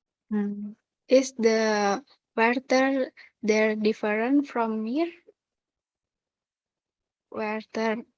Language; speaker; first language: English; non-native, learner; Indonesian